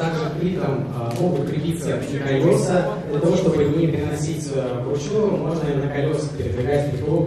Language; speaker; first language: Russian; native; Russian